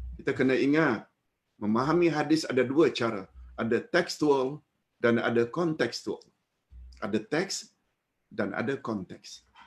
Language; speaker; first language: Malay; native; Malay